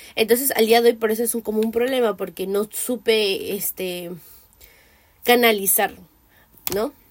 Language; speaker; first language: Spanish; native; Spanish